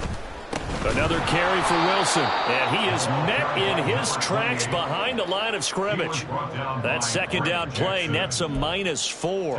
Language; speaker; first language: English; native; English